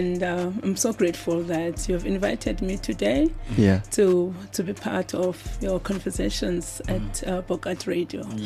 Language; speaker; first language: English; non-native, local second language; Xhosa